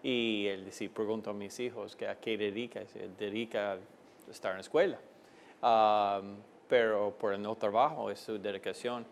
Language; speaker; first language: Spanish; non-native, fluent; English